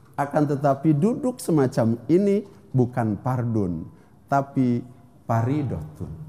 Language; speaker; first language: Indonesian; non-native, local second language; Sundanese